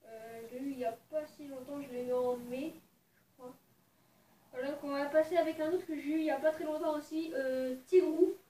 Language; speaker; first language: French; native; French